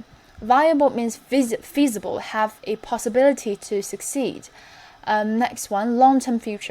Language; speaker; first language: English; non-native, fluent; Chinese